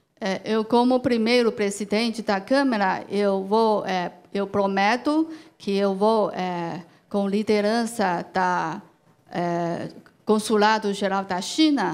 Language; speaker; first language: Portuguese; non-native, learner; Chinese